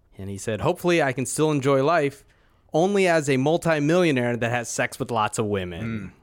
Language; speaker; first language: English; native; English